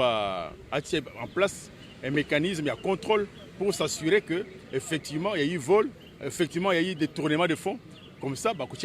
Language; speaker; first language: French; non-native, local second language; Lingala